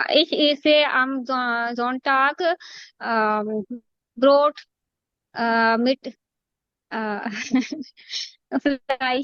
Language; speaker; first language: German; non-native, learner; Urdu